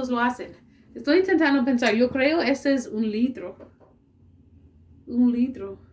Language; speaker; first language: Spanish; non-native, learner; English